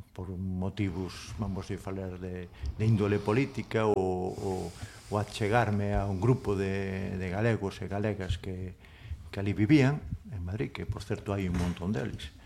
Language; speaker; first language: Galician; non-native, local second language; Spanish